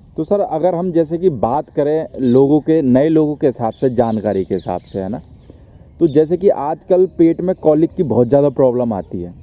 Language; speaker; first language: Hindi; native; Hindi